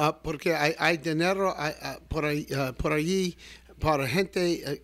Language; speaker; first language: Spanish; non-native, learner; English